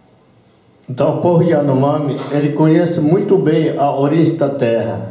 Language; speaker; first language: Portuguese; non-native, local second language; Yanomámi